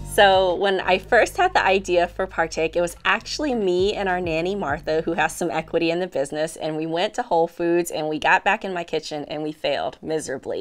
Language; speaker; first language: English; native; English